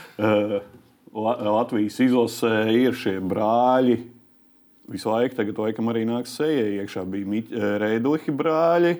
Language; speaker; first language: Latvian; native; Latvian